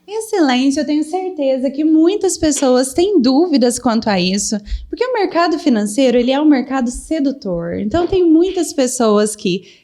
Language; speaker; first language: Portuguese; native; Portuguese